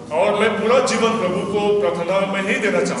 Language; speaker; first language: Hindi; non-native, local second language; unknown